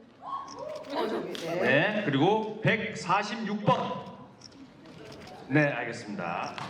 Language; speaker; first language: Korean; native; Korean